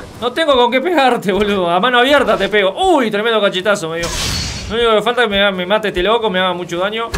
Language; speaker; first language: Spanish; native; Spanish